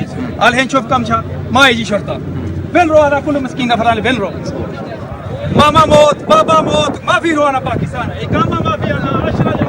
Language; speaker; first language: Arabic; non-native, learner; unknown